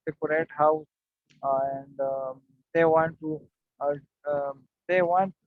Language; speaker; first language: English; non-native, learner; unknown